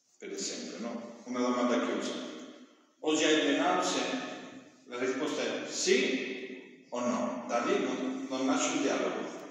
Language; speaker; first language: Italian; non-native, fluent; Spanish